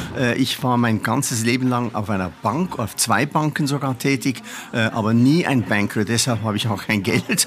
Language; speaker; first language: German; native; German